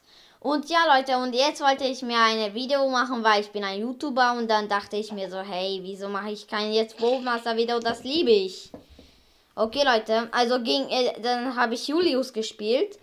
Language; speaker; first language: German; early bilingual, other home language; Hungarian